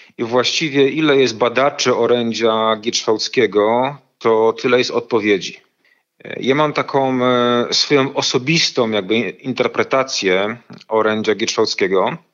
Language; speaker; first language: Polish; native; Polish